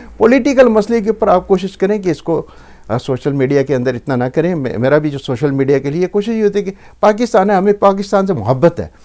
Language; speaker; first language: Urdu; native; Urdu